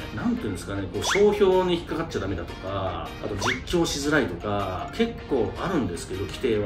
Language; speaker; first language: Japanese; native; Japanese